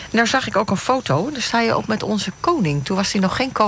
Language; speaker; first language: Dutch; native; Dutch